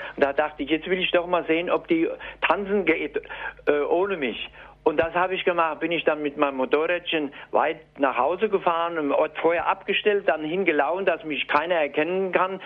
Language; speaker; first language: German; native; German